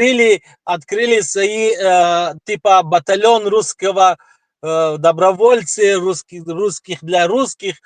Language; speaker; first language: Russian; non-native, local second language; Tajik